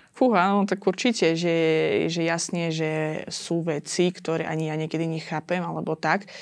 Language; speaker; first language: Slovak; non-native, fluent; Azerbaijani